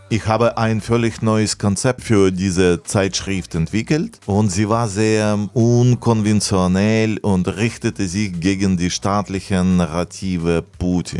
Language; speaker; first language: German; non-native, fluent; Russian